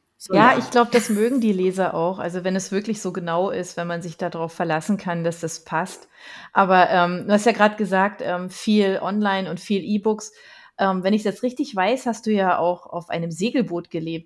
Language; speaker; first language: German; native; German